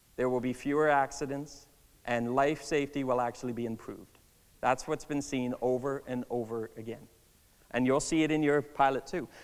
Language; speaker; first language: English; native; English